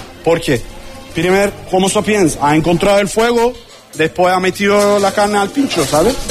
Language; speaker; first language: Spanish; non-native, learner; Turkish